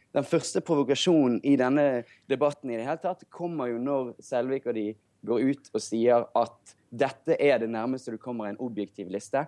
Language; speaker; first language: Norwegian; native; Norwegian